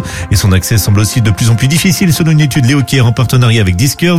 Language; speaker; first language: French; native; French